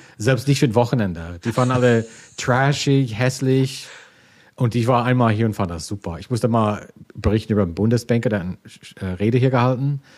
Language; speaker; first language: German; non-native, fluent; English